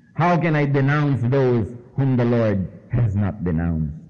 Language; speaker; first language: English; non-native, local second language; Filipino